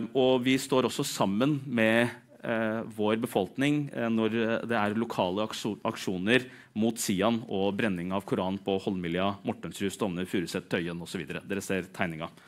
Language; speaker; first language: Norwegian; early bilingual, other home language; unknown